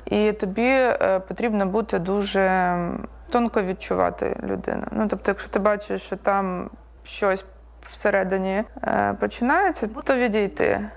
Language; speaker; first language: Ukrainian; native; Ukrainian